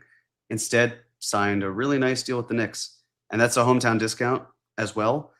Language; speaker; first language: English; native; English